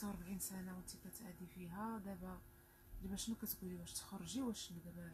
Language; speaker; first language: Arabic; native; Arabic